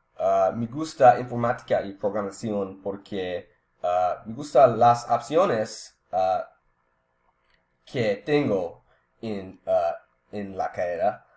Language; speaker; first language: Spanish; non-native, learner; English